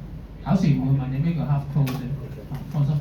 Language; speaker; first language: Cantonese; native; Cantonese